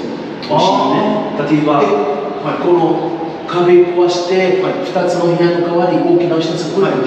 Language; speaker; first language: Japanese; non-native, learner; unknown